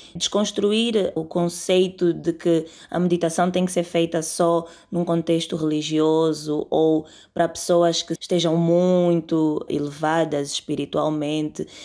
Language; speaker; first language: Portuguese; native; Portuguese